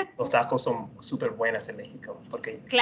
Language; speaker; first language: Spanish; non-native, fluent; English